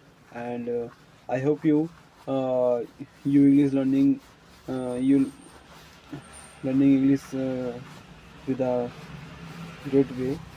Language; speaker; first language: English; non-native, learner; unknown